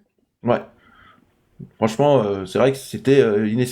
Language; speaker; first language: French; native; French